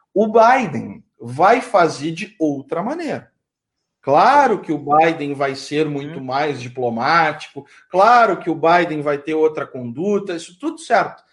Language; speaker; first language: Portuguese; native; Portuguese